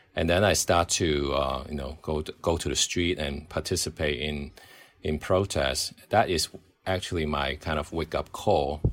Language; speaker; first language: English; non-native, local second language; Cantonese